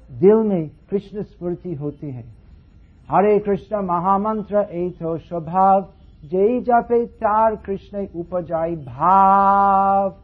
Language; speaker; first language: Hindi; non-native, fluent; English